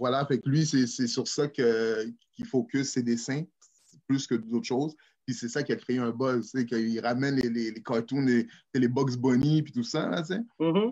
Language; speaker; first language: French; native; French